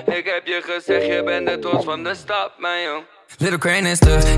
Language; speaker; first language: French; non-native, fluent; Dutch